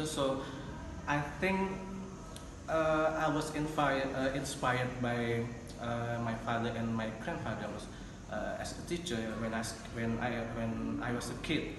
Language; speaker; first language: English; non-native, learner; Indonesian